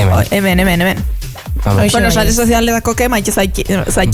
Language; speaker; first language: Basque; native; Basque